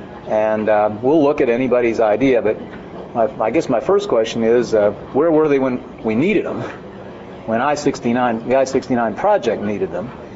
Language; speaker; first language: English; native; English